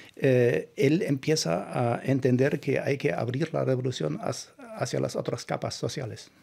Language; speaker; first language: Spanish; non-native, fluent; German